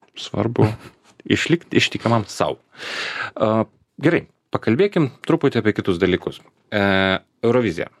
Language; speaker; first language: Lithuanian; native; Lithuanian